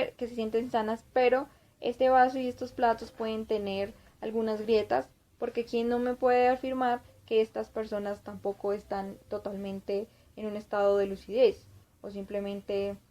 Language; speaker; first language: Spanish; native; Spanish